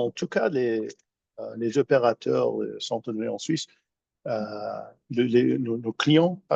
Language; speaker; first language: French; non-native, fluent; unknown